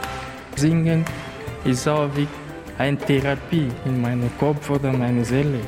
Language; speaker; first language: German; non-native, learner; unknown